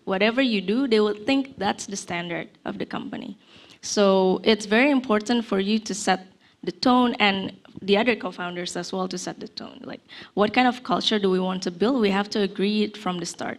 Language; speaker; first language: English; non-native, fluent; Indonesian